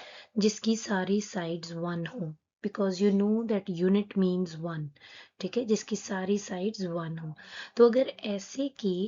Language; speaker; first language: Hindi; native; Hindi